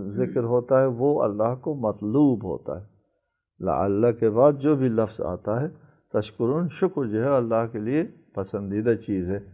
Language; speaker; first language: Urdu; non-native, local second language; Balti